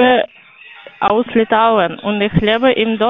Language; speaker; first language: German; non-native, learner; Lithuanian